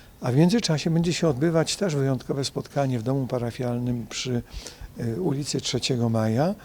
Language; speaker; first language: Polish; native; Polish